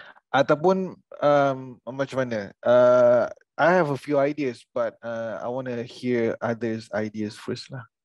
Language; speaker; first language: English; non-native, local second language; Malay